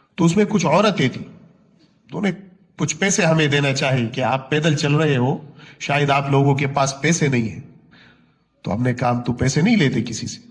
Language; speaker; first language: Urdu; non-native, local second language; Punjabi